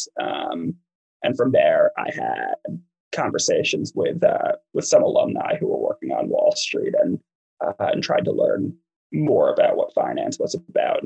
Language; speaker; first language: English; native; English